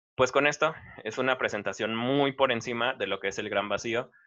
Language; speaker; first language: Spanish; native; Spanish